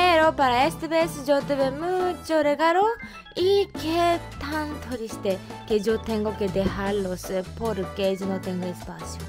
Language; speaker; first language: Spanish; non-native, learner; Japanese